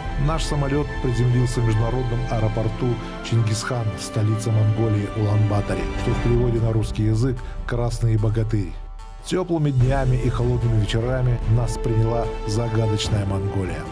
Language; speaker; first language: Russian; native; Russian